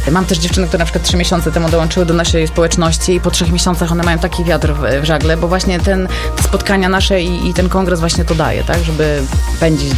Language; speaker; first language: Polish; native; Polish